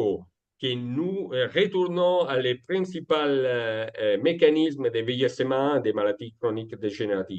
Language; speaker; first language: French; non-native, learner; Italian